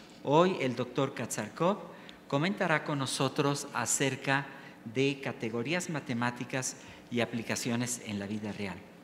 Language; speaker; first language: Spanish; native; Spanish